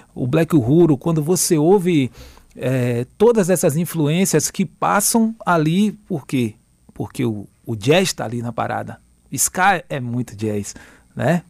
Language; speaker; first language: Portuguese; native; Portuguese